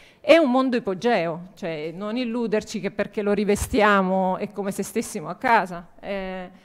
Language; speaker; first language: Italian; native; Italian